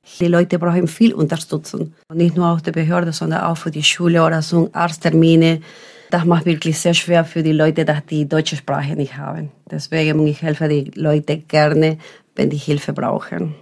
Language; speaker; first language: German; non-native, learner; Spanish